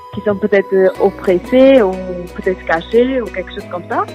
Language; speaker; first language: French; non-native, fluent; Portuguese